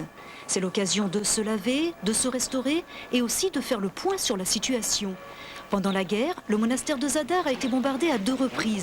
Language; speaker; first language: French; native; French